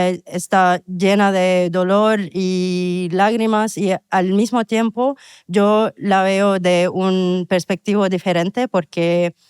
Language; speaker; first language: Spanish; non-native, fluent; Arabic